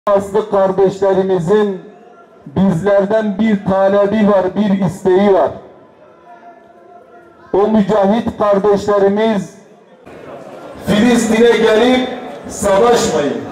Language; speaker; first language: Turkish; native; Turkish